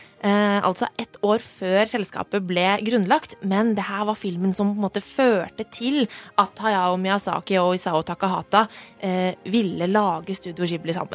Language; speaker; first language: Norwegian; native; Norwegian